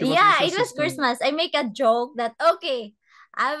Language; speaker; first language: English; non-native, learner; Cebuano